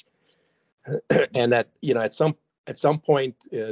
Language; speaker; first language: English; non-native, fluent; German